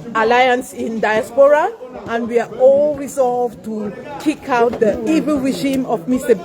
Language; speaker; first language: English; non-native, local second language; French